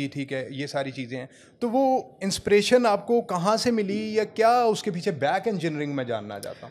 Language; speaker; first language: Urdu; native; Urdu